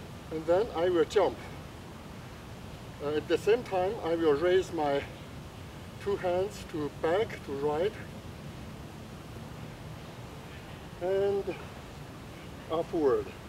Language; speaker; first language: English; non-native, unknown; Chinese